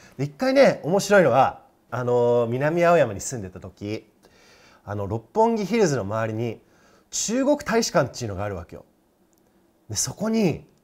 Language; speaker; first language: Japanese; non-native, fluent; English